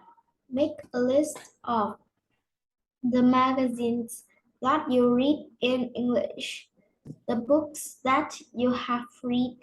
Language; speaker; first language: English; non-native, learner; Vietnamese